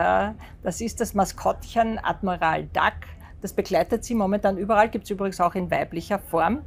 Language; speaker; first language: German; native; German